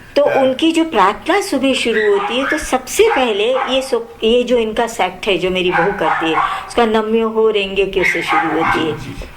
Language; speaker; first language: Hindi; non-native, local second language; Marathi